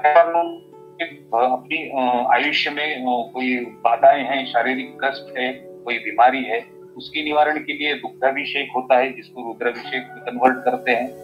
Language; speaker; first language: Hindi; non-native, local second language; Marathi